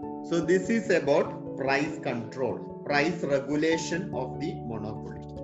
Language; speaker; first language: English; non-native, local second language; Malayalam